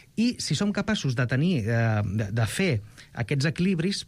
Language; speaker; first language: Catalan; non-native, local second language; Spanish